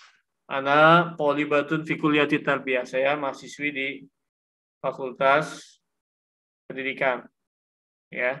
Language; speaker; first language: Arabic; non-native, fluent; Indonesian